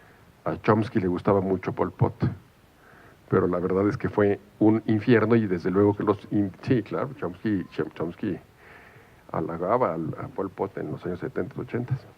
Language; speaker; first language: Spanish; native; Spanish